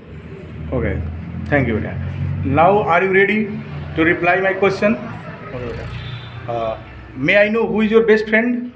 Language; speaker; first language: English; non-native, fluent; Hindi